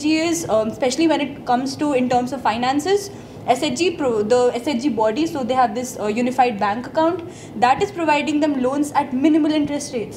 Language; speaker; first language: English; non-native, local second language; Hindi